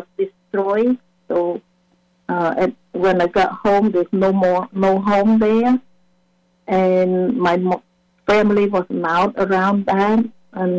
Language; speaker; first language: English; non-native, fluent; Khmer